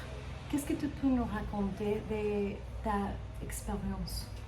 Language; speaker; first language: French; non-native, learner; Spanish